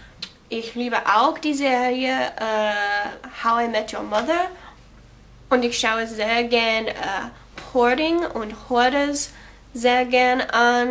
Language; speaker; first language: German; non-native, learner; English